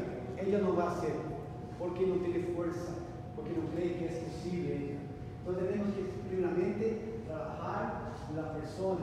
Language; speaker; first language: Spanish; non-native, learner; Portuguese